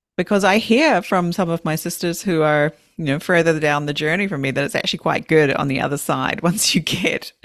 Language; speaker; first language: English; native; English